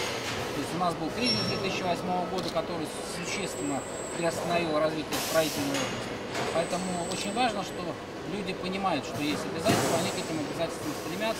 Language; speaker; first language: Russian; native; Russian